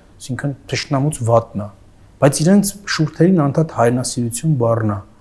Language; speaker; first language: Armenian; native; Armenian